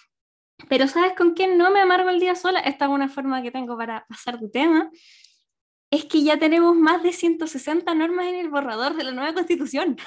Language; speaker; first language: Spanish; native; Spanish